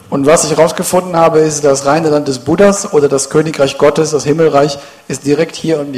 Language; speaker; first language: German; native; German